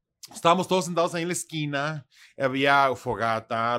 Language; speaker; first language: Spanish; early bilingual, heritage; Spanish